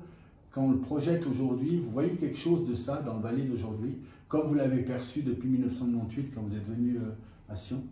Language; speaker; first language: French; native; French